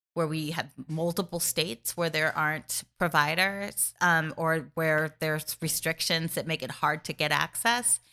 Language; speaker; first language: English; native; English